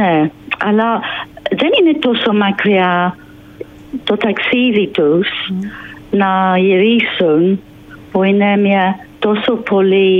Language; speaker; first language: Greek; non-native, fluent; English